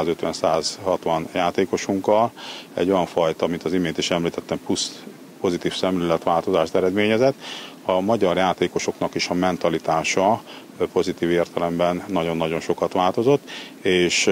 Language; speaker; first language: Hungarian; native; Hungarian